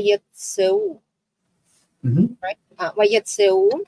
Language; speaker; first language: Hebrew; non-native, learner; English